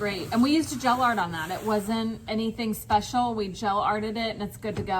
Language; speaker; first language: English; native; English